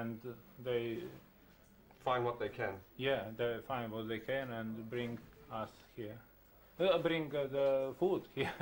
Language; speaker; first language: English; non-native, local second language; Croatian